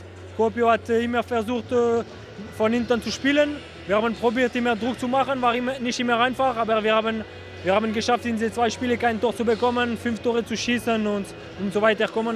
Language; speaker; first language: German; non-native, local second language; French